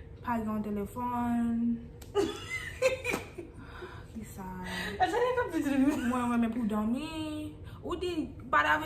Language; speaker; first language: Haitian Creole; early bilingual, heritage; English